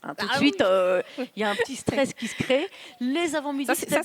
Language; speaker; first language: French; native; French